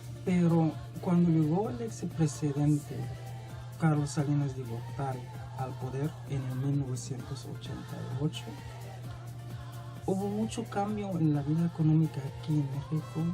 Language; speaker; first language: Spanish; non-native, fluent; Arabic